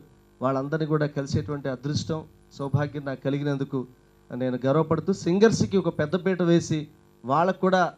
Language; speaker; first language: Telugu; native; Telugu